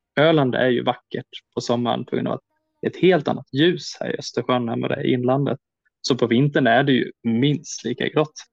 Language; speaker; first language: Swedish; native; Swedish